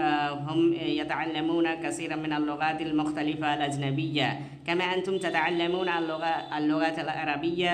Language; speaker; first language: Arabic; non-native, fluent; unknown